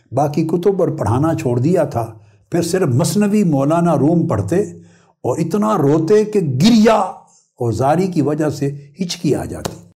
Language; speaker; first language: Urdu; non-native, local second language; Punjabi